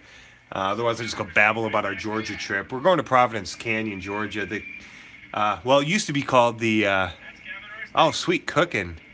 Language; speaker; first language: English; native; English